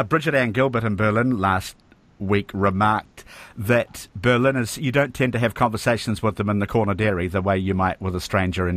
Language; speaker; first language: English; native; English